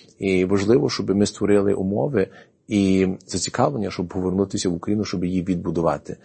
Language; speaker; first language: Ukrainian; early bilingual, heritage; Ukrainian